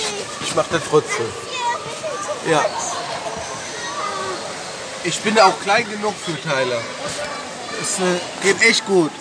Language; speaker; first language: German; native; German